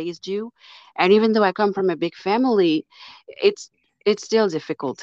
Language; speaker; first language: English; non-native, fluent; French